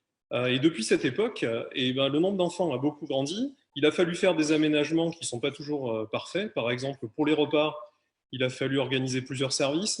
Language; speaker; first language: French; native; French